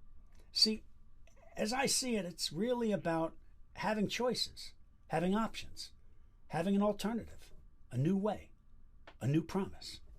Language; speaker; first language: English; native; English